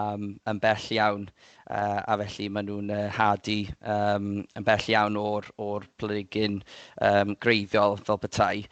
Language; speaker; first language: Welsh; native; Welsh